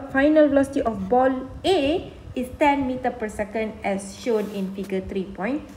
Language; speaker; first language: English; non-native, local second language; Malay